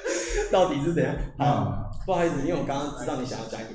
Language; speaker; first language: Chinese; native; Chinese